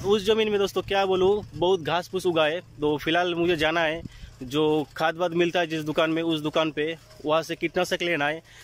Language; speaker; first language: Hindi; non-native, local second language; Bangla